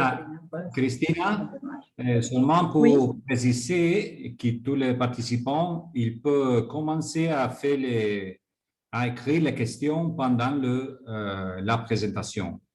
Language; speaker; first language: French; non-native, fluent; Spanish